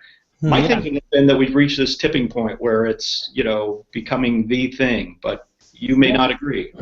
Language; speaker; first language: English; native; English